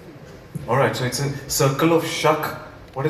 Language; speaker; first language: English; non-native, local second language; Hindi